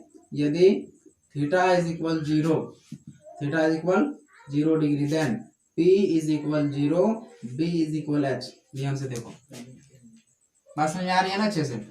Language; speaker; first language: Hindi; native; Hindi